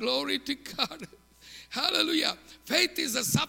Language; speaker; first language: English; non-native, local second language; Malayalam